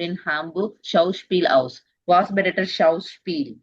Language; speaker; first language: German; non-native, fluent; Tamil